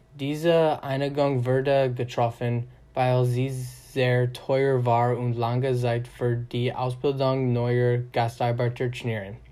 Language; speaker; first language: German; non-native, learner; English